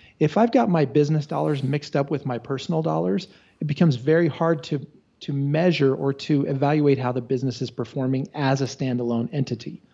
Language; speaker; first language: English; native; English